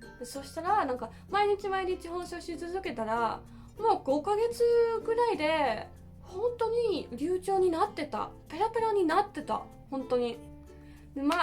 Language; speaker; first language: Japanese; non-native, fluent; German